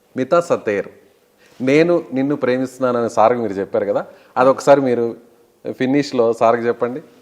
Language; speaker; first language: Telugu; native; Telugu